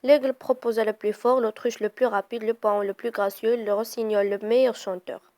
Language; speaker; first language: French; non-native, local second language; Arabic